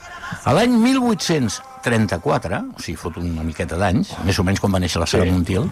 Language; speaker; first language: Catalan; native; Catalan